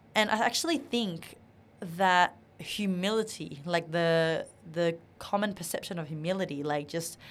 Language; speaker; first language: English; non-native, local second language; Vietnamese